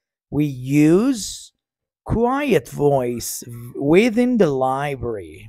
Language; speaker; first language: English; non-native, fluent; Persian